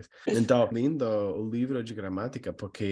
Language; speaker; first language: Portuguese; non-native, learner; English